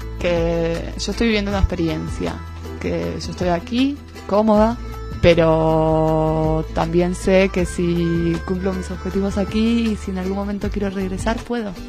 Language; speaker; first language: Spanish; native; Spanish